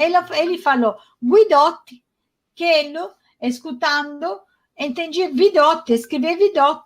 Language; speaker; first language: Portuguese; non-native, fluent; Italian